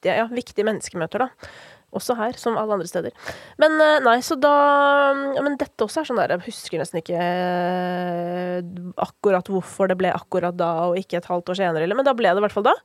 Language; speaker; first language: Norwegian; native; Norwegian